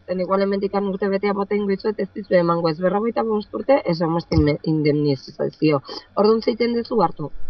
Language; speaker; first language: Basque; non-native, local second language; Spanish